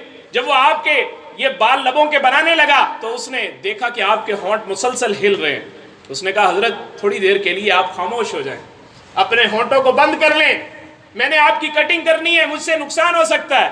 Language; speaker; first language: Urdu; non-native, local second language; Punjabi